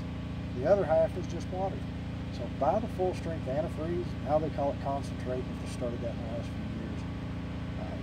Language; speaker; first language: English; native; English